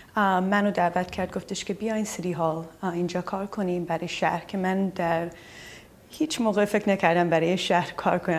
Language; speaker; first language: Persian; early bilingual, heritage; Persian